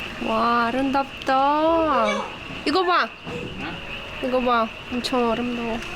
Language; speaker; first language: Korean; non-native, learner; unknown